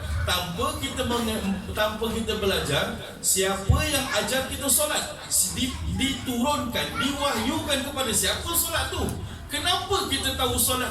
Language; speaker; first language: Malay; native; Malay